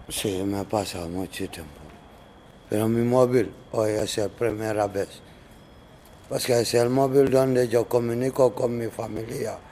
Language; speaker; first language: Spanish; non-native, learner; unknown